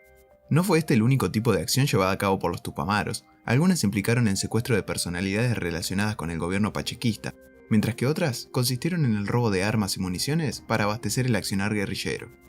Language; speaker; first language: Spanish; native; Spanish